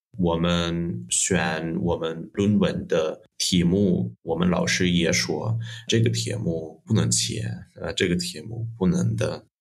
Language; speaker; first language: Chinese; non-native, fluent; Russian